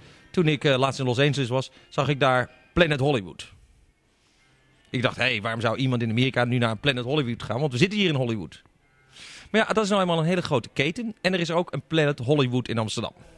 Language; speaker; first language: Dutch; native; Dutch